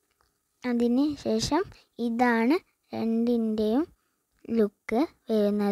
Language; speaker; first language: Malayalam; native; Malayalam